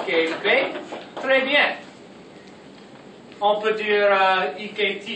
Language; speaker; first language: French; non-native, local second language; English